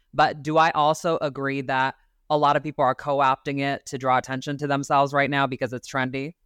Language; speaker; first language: English; native; English